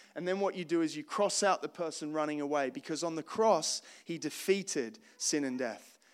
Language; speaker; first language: English; native; English